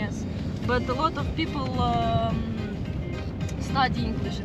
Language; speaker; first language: English; non-native, learner; Russian